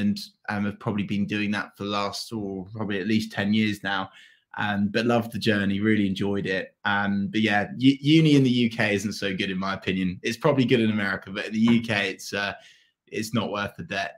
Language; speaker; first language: English; native; English